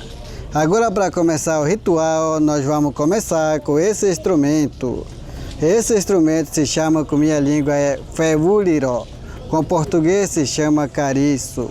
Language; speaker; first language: Portuguese; non-native, local second language; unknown